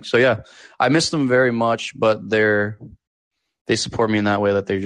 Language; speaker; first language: English; native; English